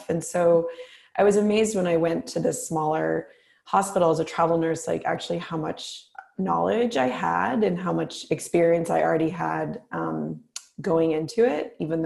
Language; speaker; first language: English; native; English